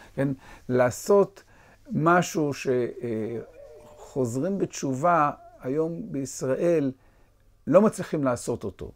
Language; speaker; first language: Hebrew; native; Hebrew